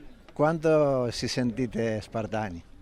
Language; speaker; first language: Italian; non-native, fluent; Greek